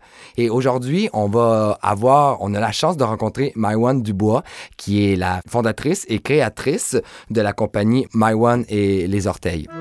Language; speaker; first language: French; native; French